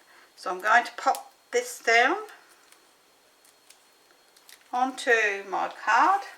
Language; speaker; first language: English; native; English